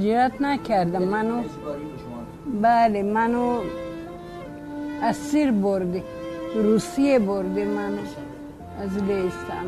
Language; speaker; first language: Persian; early bilingual, other home language; Polish